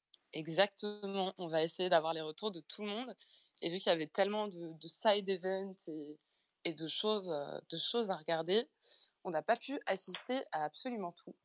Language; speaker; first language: French; native; French